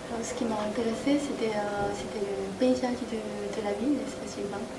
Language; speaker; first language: French; non-native, fluent; Korean